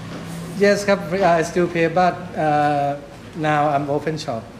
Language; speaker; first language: English; non-native, learner; Thai